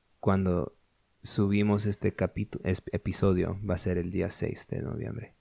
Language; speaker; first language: Spanish; early bilingual, heritage; Spanish